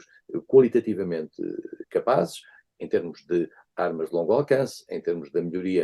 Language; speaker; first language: Portuguese; native; Portuguese